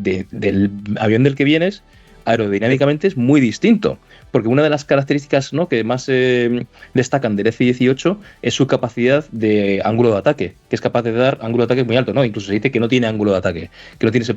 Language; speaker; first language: Spanish; native; Spanish